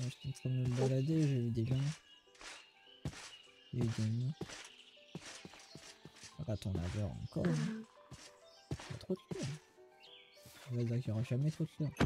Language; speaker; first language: French; native; French